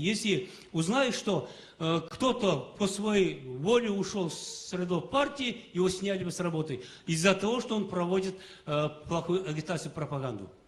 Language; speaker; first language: Russian; non-native, local second language; Kazakh